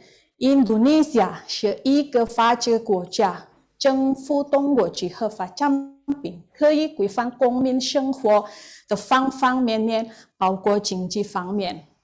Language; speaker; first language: Chinese; non-native, learner; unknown